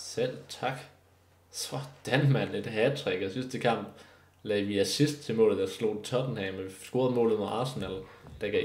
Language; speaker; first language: Danish; native; Danish